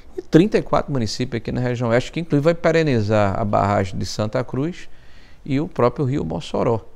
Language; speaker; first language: Portuguese; native; Portuguese